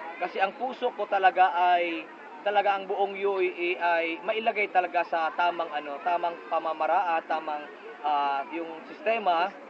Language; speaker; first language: Filipino; native; Filipino